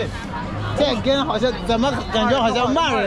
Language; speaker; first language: Chinese; non-native, fluent; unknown